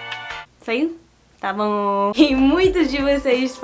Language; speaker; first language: Portuguese; non-native, fluent; English